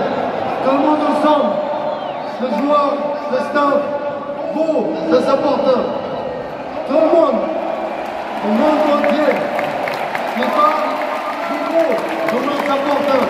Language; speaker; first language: French; non-native, fluent; Arabic